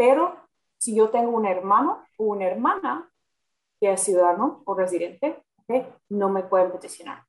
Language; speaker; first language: Spanish; non-native, fluent; English